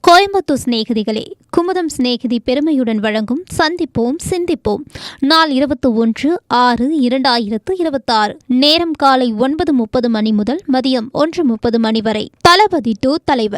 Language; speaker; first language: Tamil; native; Tamil